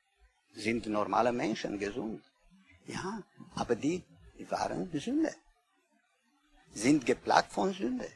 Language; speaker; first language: German; non-native, learner; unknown